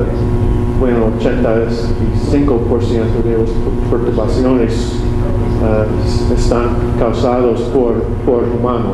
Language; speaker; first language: Spanish; non-native, learner; English